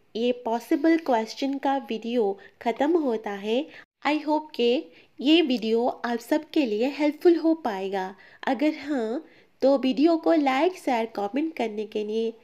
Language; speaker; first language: Hindi; non-native, local second language; Bangla